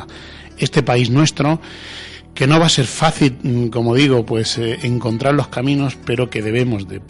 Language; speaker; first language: Spanish; native; Spanish